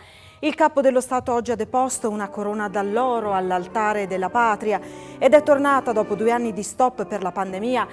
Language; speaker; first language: Italian; native; Italian